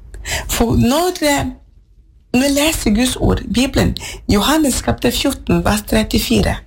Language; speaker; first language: Norwegian; non-native, fluent; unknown